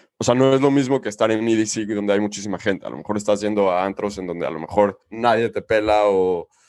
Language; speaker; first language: Spanish; native; Spanish